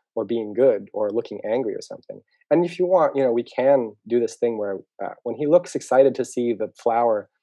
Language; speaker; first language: English; native; English